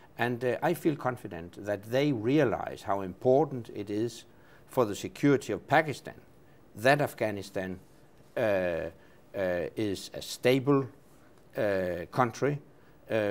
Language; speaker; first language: English; non-native, fluent; Danish